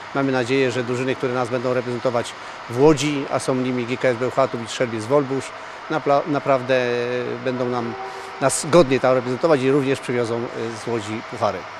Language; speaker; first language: Polish; native; Polish